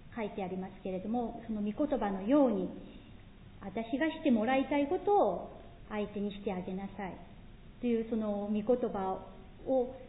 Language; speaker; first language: Japanese; non-native, fluent; Korean